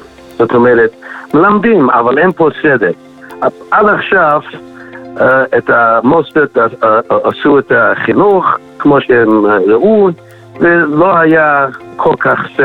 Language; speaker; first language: Hebrew; non-native, fluent; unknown